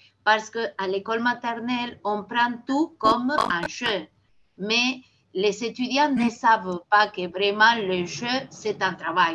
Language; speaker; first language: French; non-native, fluent; Spanish